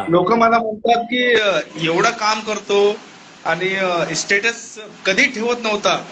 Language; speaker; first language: Marathi; non-native, local second language; Hindi